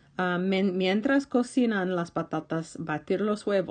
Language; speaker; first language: Spanish; non-native, fluent; English